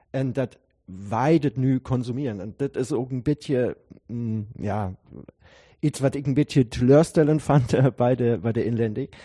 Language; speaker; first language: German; non-native, learner; Dutch